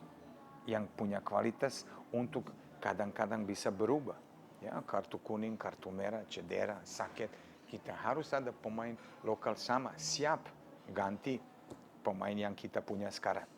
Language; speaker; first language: Indonesian; non-native, fluent; Serbian